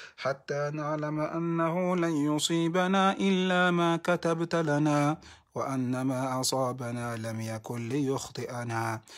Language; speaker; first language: Arabic; non-native, fluent; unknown